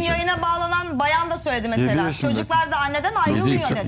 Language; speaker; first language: Turkish; native; Turkish